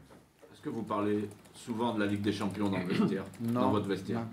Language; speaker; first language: French; native; French